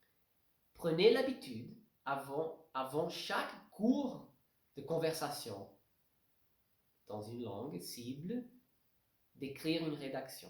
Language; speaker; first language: French; non-native, fluent; Portuguese